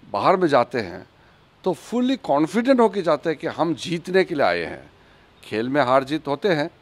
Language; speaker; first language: Hindi; native; Hindi